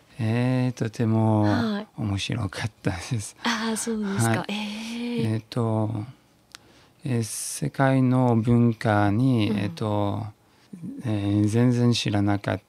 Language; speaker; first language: Japanese; non-native, learner; French